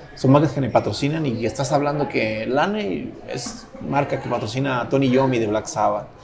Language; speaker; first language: Spanish; native; Spanish